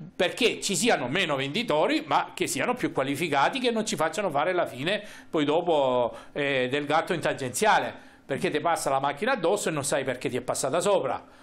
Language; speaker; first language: Italian; native; Italian